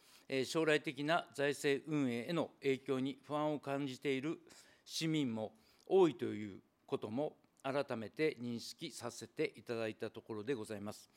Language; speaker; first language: Japanese; native; Japanese